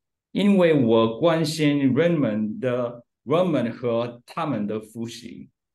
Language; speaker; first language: Chinese; non-native, learner; Korean